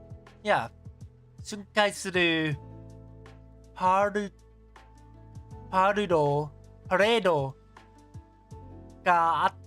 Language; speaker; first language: Japanese; non-native, learner; English